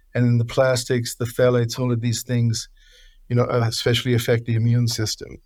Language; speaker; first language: English; native; English